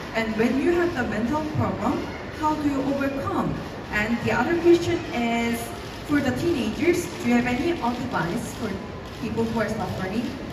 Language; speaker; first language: English; non-native, fluent; Korean